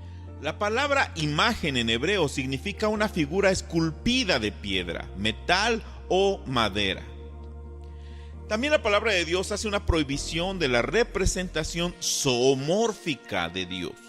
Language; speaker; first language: Spanish; native; Spanish